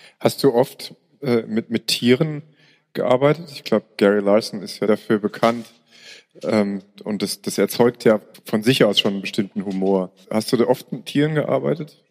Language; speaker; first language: German; native; German